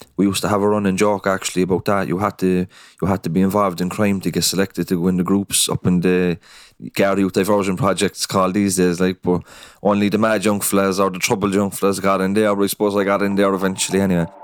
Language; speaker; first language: English; native; English